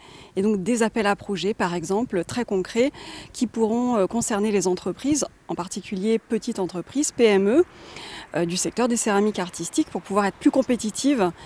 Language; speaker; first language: French; native; French